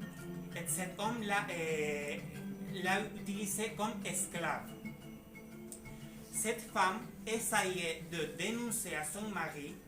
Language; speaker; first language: French; non-native, learner; Spanish